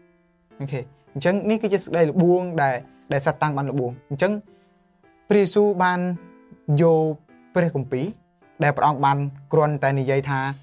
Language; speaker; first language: Khmer; native; Khmer